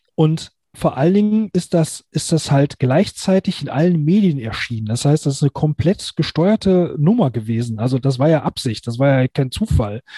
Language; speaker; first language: German; native; German